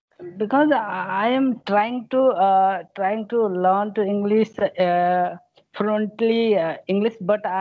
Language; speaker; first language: English; non-native, learner; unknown